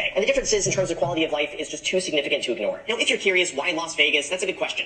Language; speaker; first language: English; native; English